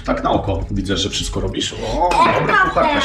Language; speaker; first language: Polish; native; Polish